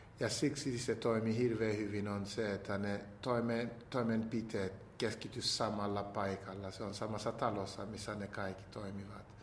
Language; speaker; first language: Finnish; non-native, fluent; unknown